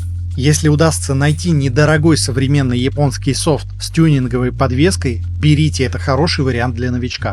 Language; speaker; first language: Russian; native; Russian